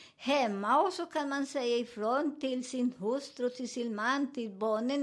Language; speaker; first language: Swedish; non-native, fluent; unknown